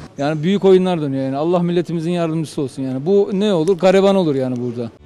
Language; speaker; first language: Turkish; native; Turkish